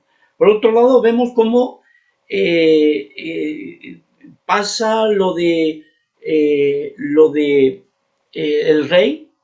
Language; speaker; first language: Spanish; native; Spanish